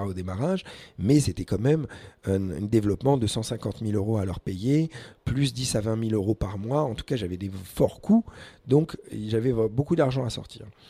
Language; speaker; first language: French; early bilingual, other home language; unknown